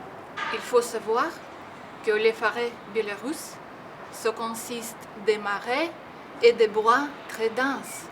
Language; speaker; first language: French; non-native, learner; Russian